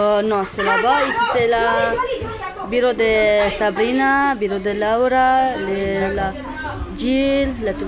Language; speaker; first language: French; non-native, learner; Romany